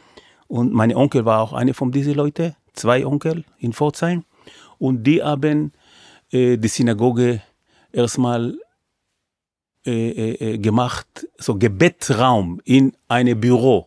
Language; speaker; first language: German; non-native, fluent; Hebrew